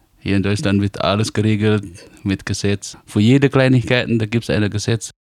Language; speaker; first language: German; non-native, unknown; Indonesian